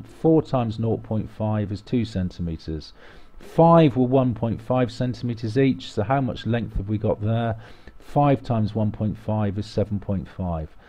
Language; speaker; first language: English; native; English